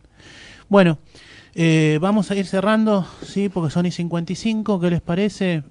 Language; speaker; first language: Spanish; native; Spanish